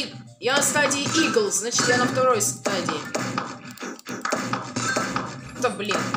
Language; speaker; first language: Russian; native; Russian